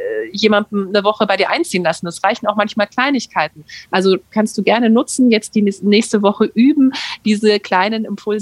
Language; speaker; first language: German; native; German